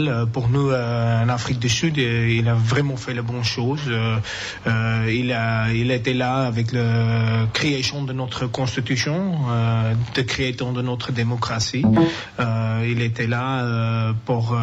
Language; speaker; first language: French; non-native, learner; English